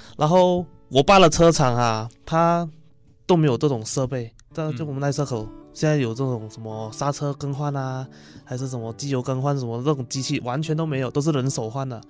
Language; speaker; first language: Chinese; native; Chinese